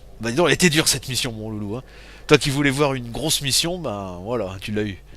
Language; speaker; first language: French; native; French